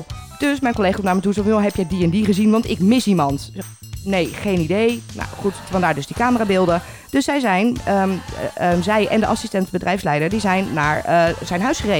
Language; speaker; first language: Dutch; native; Dutch